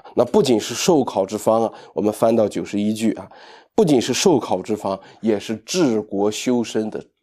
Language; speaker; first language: Chinese; native; Chinese